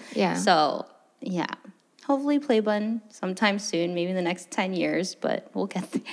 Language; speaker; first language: English; early bilingual, other home language; Filipino